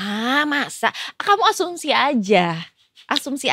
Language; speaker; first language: Indonesian; native; Indonesian